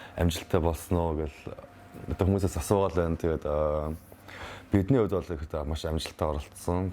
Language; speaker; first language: Mongolian; early bilingual, heritage; Mongolian